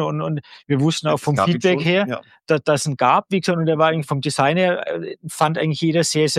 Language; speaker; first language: German; native; German